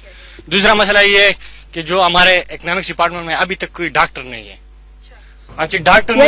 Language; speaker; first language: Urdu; non-native, local second language; Pashto